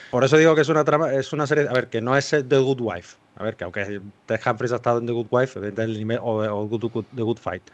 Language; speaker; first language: Spanish; native; Spanish